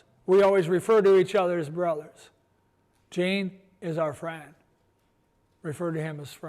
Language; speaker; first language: English; native; English